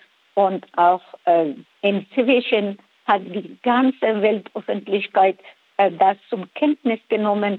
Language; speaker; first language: German; non-native, fluent; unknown